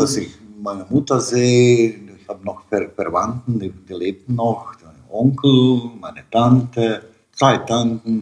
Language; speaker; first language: German; non-native, fluent; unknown